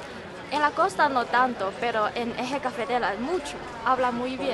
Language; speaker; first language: Spanish; non-native, learner; Chinese